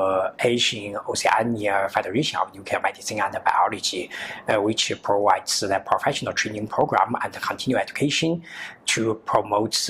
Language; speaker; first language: English; non-native, learner; Chinese